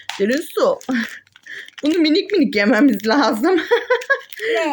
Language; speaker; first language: Turkish; native; Turkish